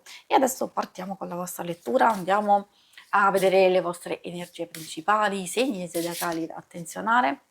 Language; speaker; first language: Italian; native; Italian